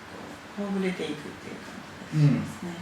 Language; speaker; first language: Japanese; native; Japanese